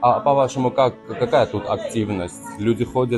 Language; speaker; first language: Russian; non-native, fluent; Armenian